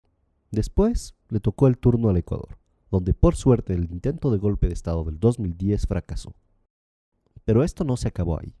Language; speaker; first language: Spanish; native; Spanish